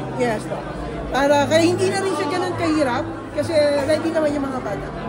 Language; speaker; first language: Filipino; native; Filipino